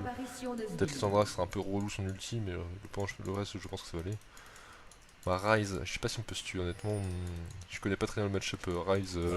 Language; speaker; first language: French; native; French